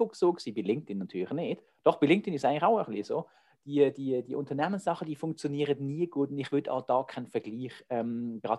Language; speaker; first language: German; native; German